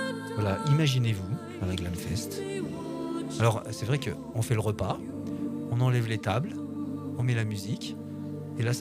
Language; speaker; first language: French; native; French